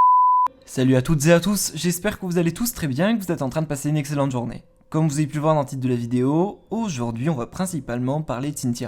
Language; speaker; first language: French; native; French